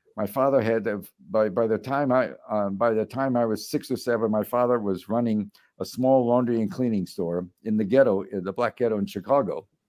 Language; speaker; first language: English; native; English